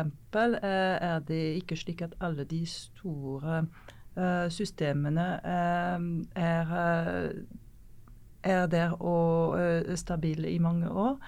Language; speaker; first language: Norwegian; non-native, fluent; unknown